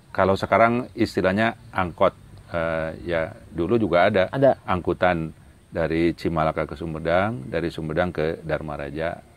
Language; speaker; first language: Indonesian; non-native, local second language; Sundanese